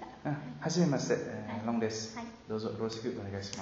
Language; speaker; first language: Japanese; non-native, learner; Vietnamese